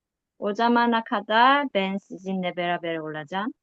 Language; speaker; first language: Turkish; non-native, learner; Korean